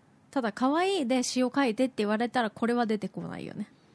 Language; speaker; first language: Japanese; native; Japanese